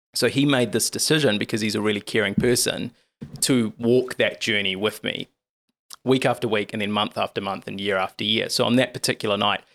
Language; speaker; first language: English; native; English